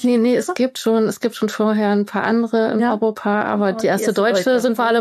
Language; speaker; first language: German; native; German